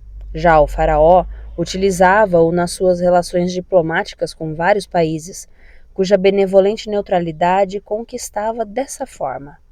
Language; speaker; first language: Portuguese; native; Portuguese